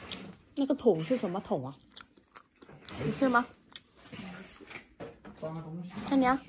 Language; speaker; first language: Chinese; non-native, fluent; Vietnamese